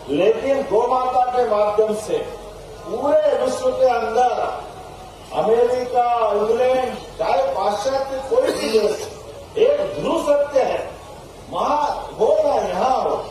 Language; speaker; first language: Hindi; native; Hindi